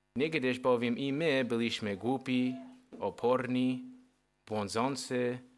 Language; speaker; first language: Polish; non-native, fluent; English